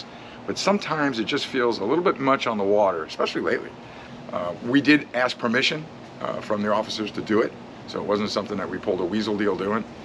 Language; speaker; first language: English; native; English